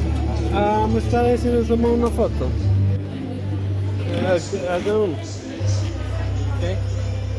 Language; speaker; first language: Spanish; early bilingual, heritage; Spanish